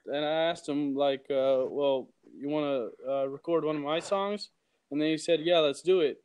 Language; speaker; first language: English; early bilingual, heritage; English